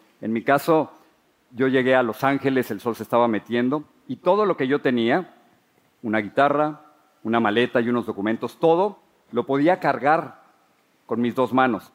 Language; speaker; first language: Spanish; native; Spanish